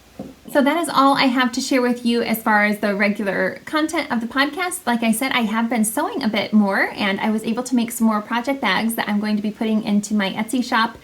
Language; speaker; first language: English; native; English